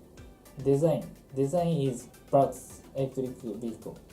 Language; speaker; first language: English; non-native, learner; Japanese